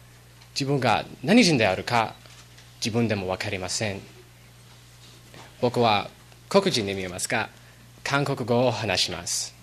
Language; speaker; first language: Japanese; non-native, learner; English